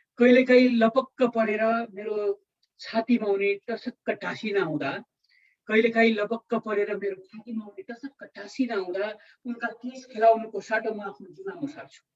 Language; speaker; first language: Nepali; native; Nepali